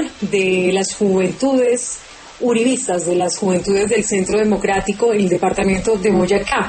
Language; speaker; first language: Spanish; native; Spanish